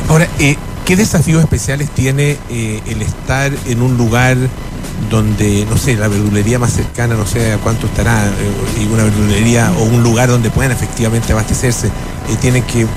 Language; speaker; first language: Spanish; native; Spanish